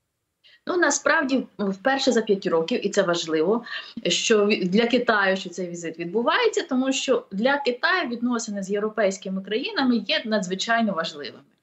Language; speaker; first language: Ukrainian; native; Ukrainian